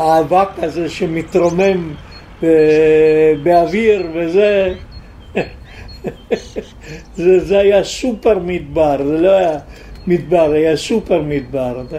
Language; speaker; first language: Hebrew; non-native, fluent; Italian